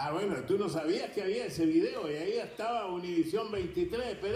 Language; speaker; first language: Spanish; native; Spanish